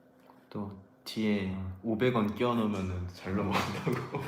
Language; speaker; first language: Korean; native; Korean